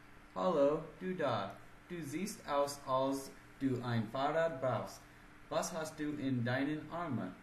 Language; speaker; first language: German; non-native, learner; English